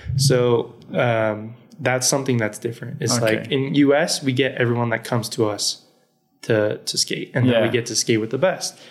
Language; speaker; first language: English; native; English